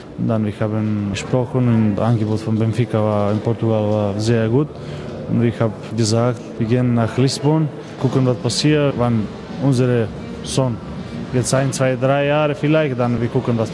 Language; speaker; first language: German; non-native, learner; Macedonian